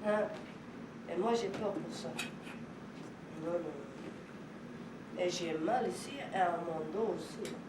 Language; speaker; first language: French; non-native, learner; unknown